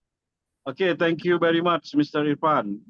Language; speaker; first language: English; non-native, learner; Indonesian